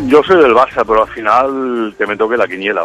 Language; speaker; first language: Spanish; native; Spanish